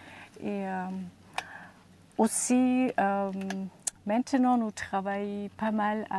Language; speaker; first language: French; non-native, learner; German